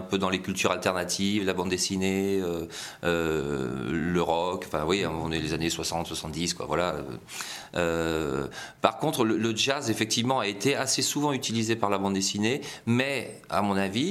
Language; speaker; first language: French; native; French